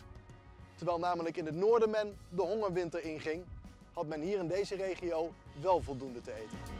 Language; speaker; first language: Dutch; native; Dutch